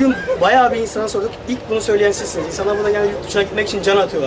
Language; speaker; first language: Turkish; native; Turkish